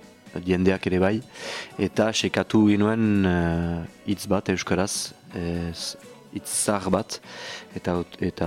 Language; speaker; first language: Basque; non-native, learner; French